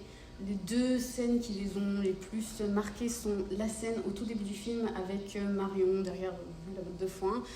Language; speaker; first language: French; native; French